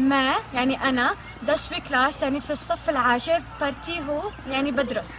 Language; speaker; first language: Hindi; non-native, learner; Arabic